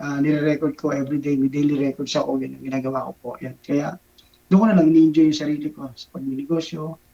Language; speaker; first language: Filipino; native; Filipino